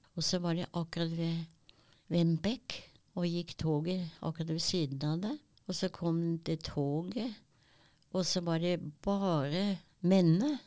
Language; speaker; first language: Norwegian; early bilingual, other home language; German